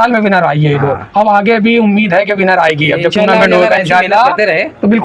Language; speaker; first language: Hindi; native; Hindi